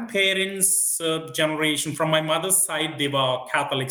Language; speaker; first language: English; non-native, local second language; Telugu